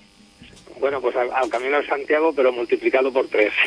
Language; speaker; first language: Spanish; native; Spanish